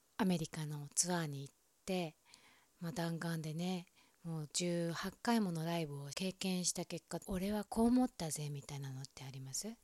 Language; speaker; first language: Japanese; native; Japanese